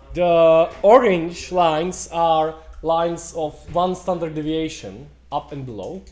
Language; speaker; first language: English; non-native, fluent; Czech